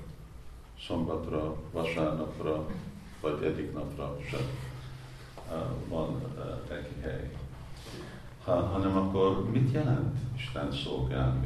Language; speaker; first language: Hungarian; non-native, fluent; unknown